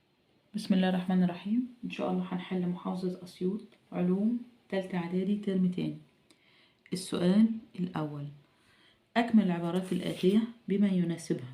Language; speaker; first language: Arabic; native; Arabic